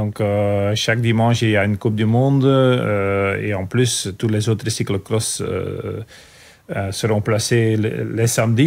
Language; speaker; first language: French; non-native, local second language; Dutch